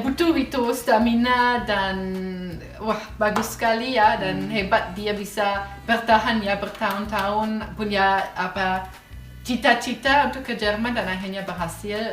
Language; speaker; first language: Indonesian; non-native, fluent; German